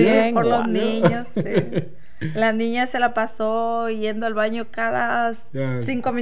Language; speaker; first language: Spanish; native; Spanish